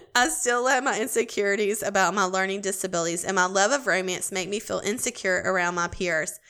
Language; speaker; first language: English; native; English